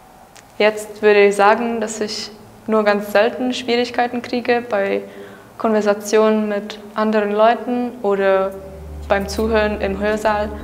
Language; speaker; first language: German; non-native, fluent; Czech